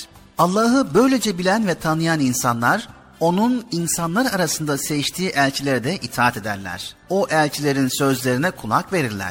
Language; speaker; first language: Turkish; native; Turkish